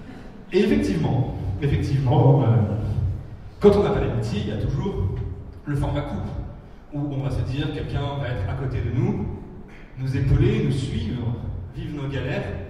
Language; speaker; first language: French; native; French